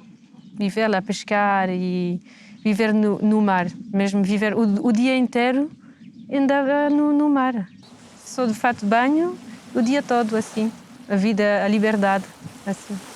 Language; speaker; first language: Portuguese; non-native, fluent; French